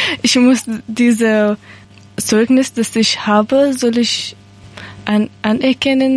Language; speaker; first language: German; non-native, learner; Persian